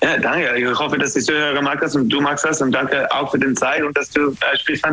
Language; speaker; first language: German; non-native, learner; English